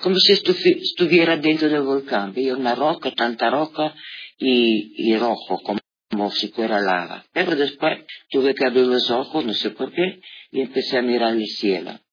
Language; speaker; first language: Spanish; non-native, learner; Italian